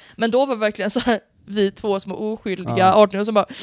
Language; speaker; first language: Swedish; native; Swedish